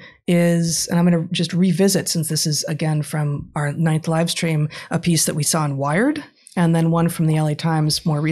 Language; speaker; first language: English; native; English